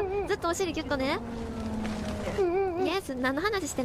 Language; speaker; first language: Japanese; native; Japanese